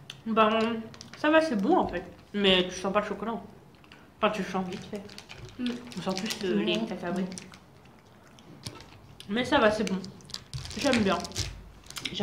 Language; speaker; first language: French; native; French